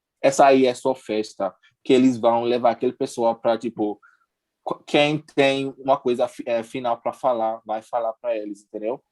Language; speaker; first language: Portuguese; non-native, learner; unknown